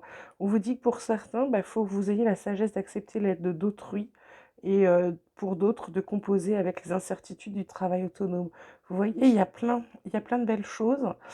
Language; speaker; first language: French; native; French